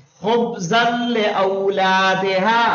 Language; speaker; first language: Arabic; non-native, fluent; Urdu